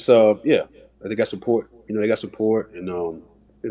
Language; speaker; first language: English; native; English